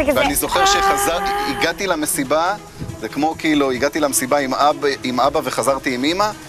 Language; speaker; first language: Hebrew; native; Hebrew